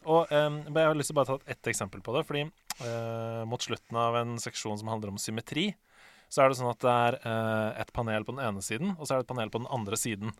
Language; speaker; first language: Norwegian; native; Norwegian